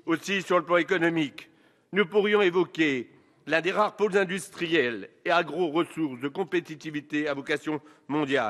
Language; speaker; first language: French; native; French